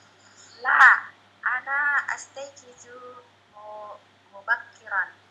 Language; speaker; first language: Arabic; non-native, learner; Indonesian